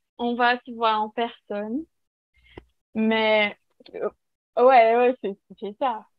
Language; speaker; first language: French; non-native, learner; Portuguese